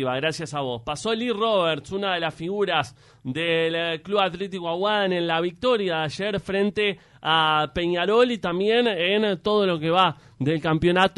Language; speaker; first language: Spanish; native; Spanish